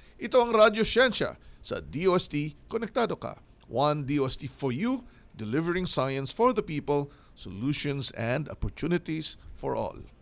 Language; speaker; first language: Filipino; native; Filipino